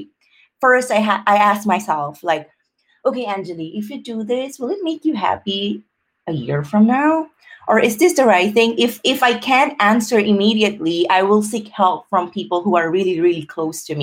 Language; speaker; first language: English; non-native, local second language; Filipino